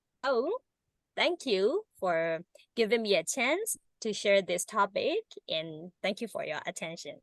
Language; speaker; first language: English; non-native, learner; Burmese